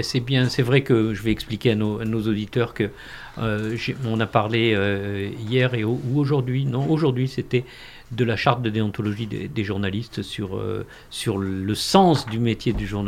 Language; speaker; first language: French; native; French